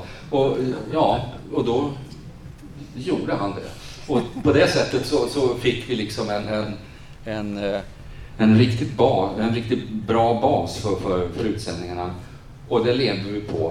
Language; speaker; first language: Swedish; native; Swedish